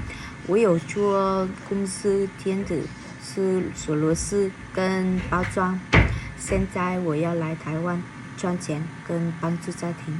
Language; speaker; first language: Chinese; non-native, learner; Vietnamese